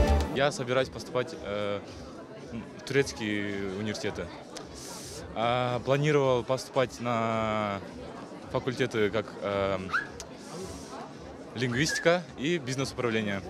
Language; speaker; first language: Russian; non-native, local second language; Kyrgyz